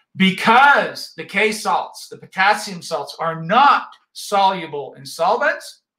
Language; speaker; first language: English; native; English